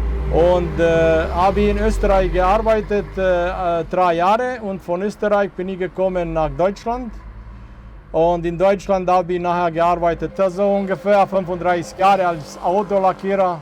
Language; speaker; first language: German; non-native, fluent; Serbian